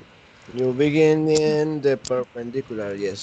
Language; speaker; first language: English; non-native, learner; Spanish